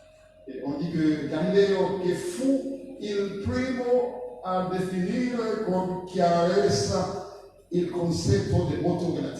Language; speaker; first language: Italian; non-native, fluent; French